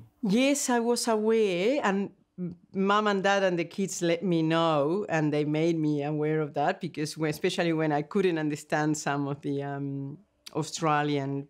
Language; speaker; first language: English; non-native, fluent; Spanish